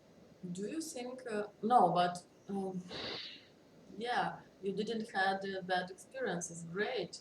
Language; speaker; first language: English; non-native, learner; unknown